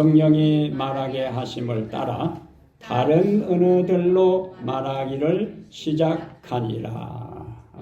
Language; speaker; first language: Korean; native; Korean